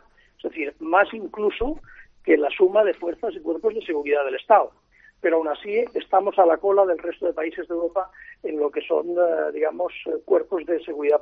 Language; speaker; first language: Spanish; native; Spanish